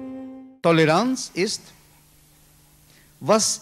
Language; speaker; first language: German; non-native, learner; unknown